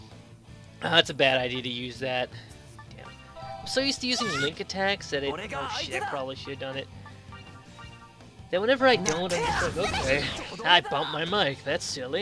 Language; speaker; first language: English; native; English